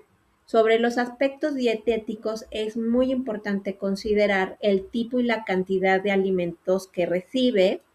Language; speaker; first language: Spanish; native; Spanish